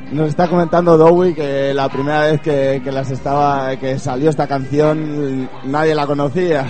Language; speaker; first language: Spanish; native; Spanish